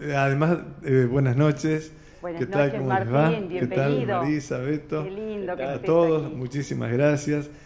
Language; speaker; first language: Spanish; native; Spanish